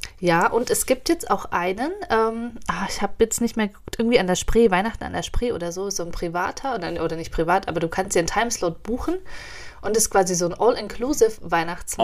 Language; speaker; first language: German; native; German